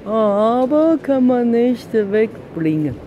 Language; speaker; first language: German; non-native, learner; Chinese